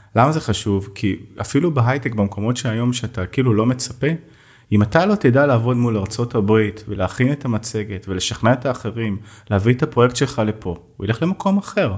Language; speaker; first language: Hebrew; native; Hebrew